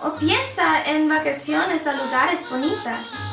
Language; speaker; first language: Spanish; non-native, learner; English